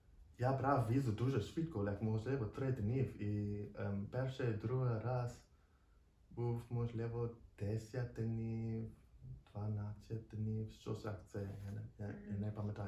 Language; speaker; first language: Ukrainian; non-native, learner; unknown